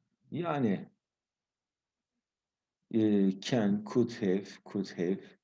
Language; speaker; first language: English; non-native, fluent; Turkish